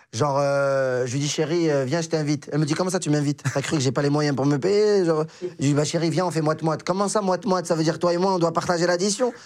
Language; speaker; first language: French; non-native, local second language; Arabic